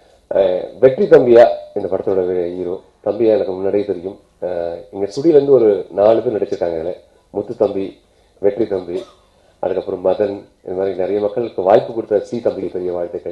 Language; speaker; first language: Tamil; native; Tamil